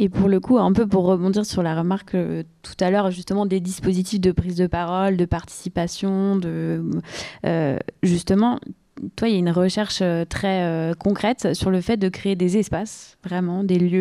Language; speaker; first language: French; native; French